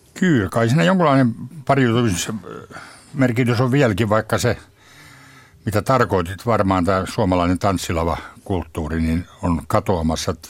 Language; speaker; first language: Finnish; native; Finnish